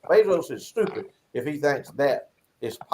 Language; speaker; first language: English; native; English